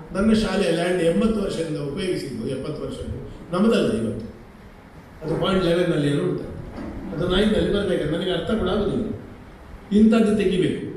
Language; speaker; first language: Kannada; non-native, local second language; Konkani